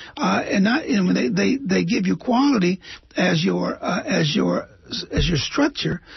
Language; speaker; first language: English; native; English